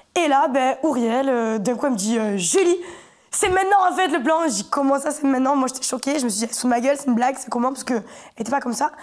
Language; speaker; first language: French; native; French